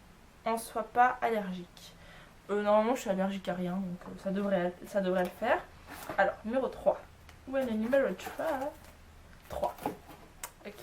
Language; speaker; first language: French; native; French